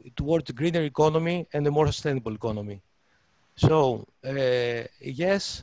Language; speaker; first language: English; non-native, fluent; Greek